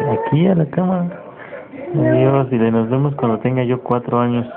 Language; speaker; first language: Spanish; native; Spanish